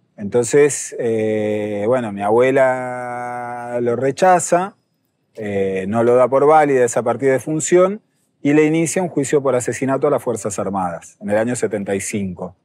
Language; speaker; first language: Spanish; native; Spanish